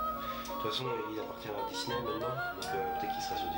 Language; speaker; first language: French; native; French